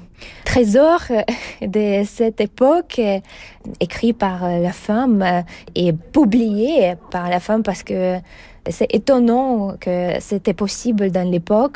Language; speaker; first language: French; non-native, fluent; Russian